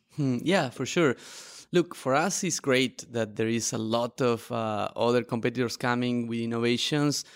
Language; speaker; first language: English; non-native, fluent; Spanish